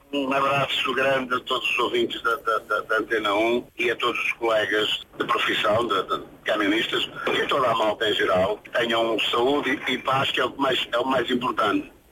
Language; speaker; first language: Portuguese; native; Portuguese